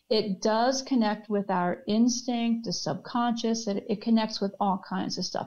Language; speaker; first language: English; native; English